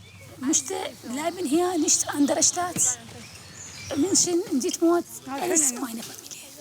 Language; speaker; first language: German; non-native, learner; Arabic